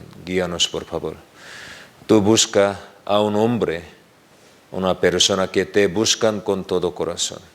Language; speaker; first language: Spanish; non-native, learner; Korean